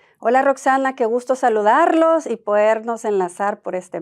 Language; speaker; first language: Spanish; native; Spanish